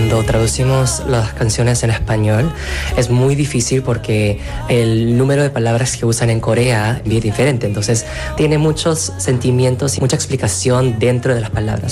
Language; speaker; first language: Spanish; non-native, fluent; Korean